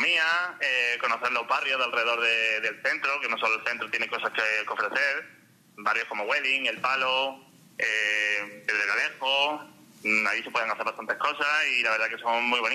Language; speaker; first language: Spanish; native; Spanish